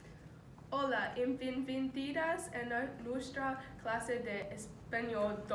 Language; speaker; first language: Spanish; non-native, learner; English